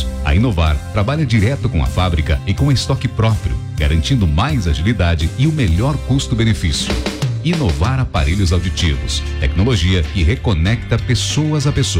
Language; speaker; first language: Portuguese; native; Portuguese